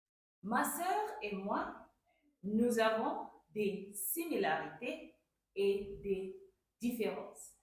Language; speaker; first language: French; non-native, fluent; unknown